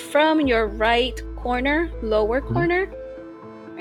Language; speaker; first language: English; non-native, fluent; Spanish